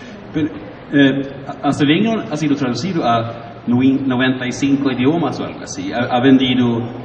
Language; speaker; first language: Spanish; non-native, learner; Swedish